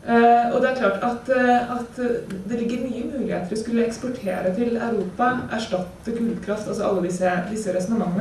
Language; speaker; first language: Norwegian; native; Norwegian